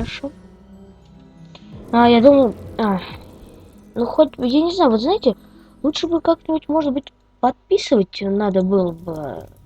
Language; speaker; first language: Russian; native; Russian